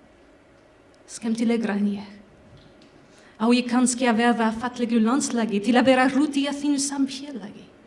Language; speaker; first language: Icelandic; non-native, learner; French